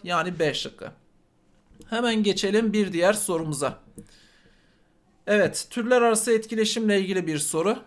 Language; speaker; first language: Turkish; native; Turkish